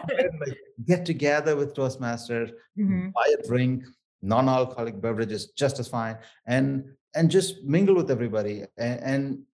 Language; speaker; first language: English; non-native, local second language; Tamil